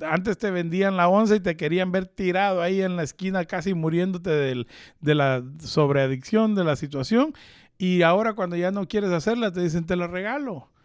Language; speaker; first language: Spanish; early bilingual, heritage; Spanish